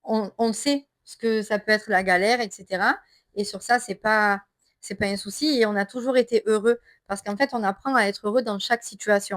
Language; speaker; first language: French; native; French